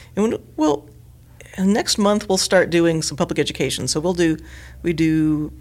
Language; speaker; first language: English; native; English